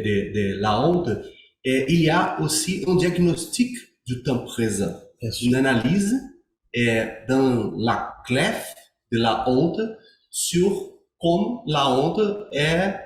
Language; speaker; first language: French; non-native, learner; Portuguese